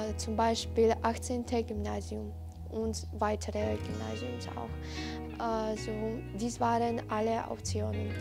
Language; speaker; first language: German; non-native, fluent; Russian